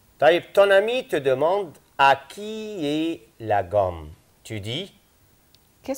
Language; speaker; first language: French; non-native, fluent; Arabic